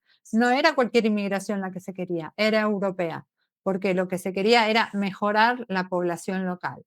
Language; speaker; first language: Spanish; native; Spanish